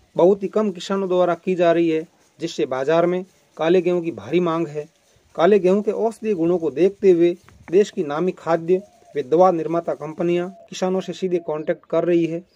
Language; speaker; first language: Hindi; native; Hindi